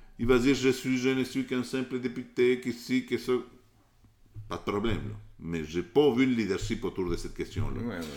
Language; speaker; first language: French; non-native, fluent; Spanish